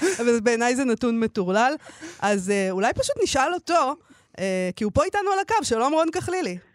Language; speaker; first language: Hebrew; native; Hebrew